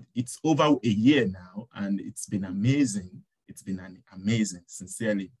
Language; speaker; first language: English; non-native, local second language; Yoruba